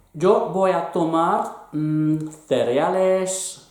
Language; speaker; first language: Spanish; non-native, fluent; English